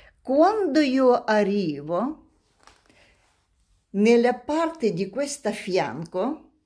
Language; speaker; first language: Italian; non-native, learner; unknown